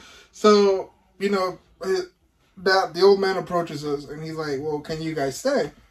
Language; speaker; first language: English; early bilingual, other home language; Spanish